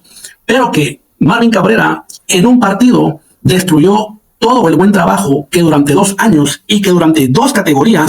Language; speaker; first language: Spanish; native; Spanish